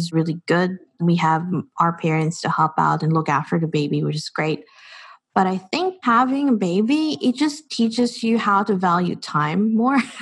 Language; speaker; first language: English; non-native, local second language; Filipino